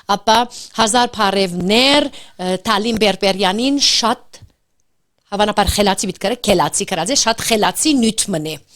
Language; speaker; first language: Armenian; early bilingual, heritage; Armenian